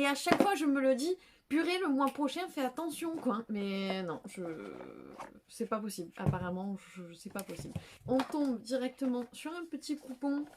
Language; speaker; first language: French; native; French